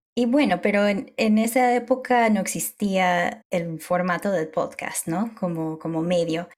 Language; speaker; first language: Spanish; non-native, fluent; English